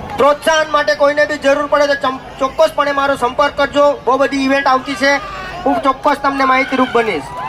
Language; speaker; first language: Gujarati; non-native, local second language; Kukna